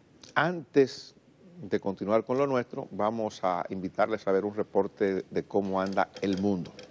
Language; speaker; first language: Spanish; native; Spanish